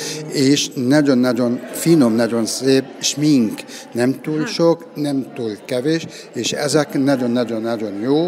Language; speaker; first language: Hungarian; non-native, learner; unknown